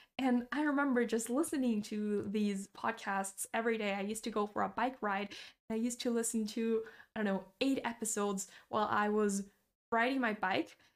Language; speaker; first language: English; non-native, fluent; Portuguese